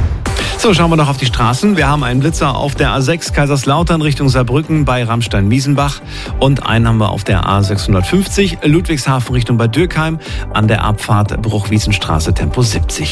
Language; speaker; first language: German; native; German